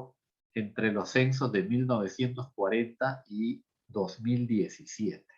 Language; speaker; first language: Spanish; native; Spanish